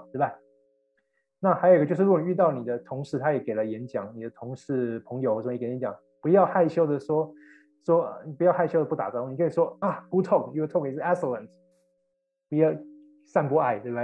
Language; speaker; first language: Chinese; native; Chinese